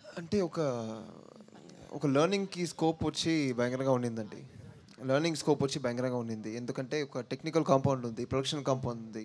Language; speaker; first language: Telugu; non-native, learner; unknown